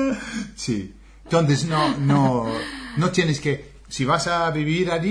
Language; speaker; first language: Spanish; non-native, fluent; English